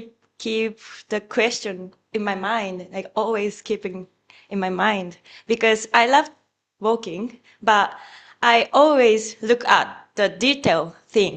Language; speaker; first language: English; non-native, learner; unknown